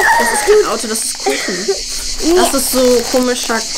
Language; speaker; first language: German; native; German